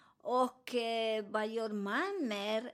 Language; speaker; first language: Swedish; non-native, learner; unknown